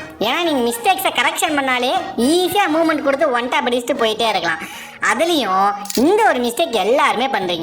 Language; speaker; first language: Tamil; native; Tamil